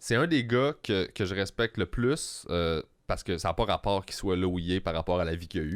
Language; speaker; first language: French; native; French